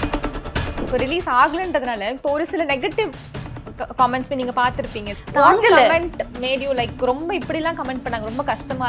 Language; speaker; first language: Tamil; native; Tamil